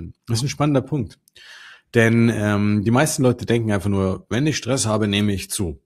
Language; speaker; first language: German; native; German